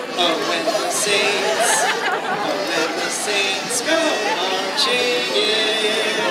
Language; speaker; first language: English; native; English